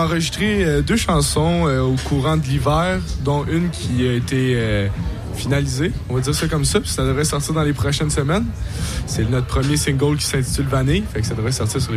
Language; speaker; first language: French; native; French